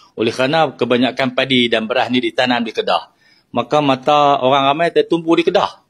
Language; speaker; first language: Malay; native; Malay